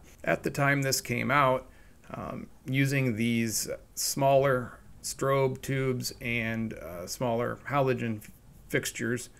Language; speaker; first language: English; native; English